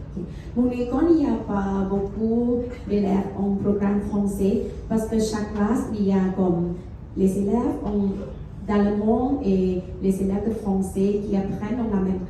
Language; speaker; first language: French; non-native, fluent; Thai